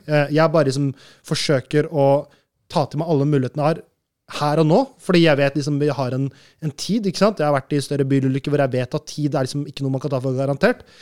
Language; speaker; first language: Norwegian; early bilingual, other home language; Urdu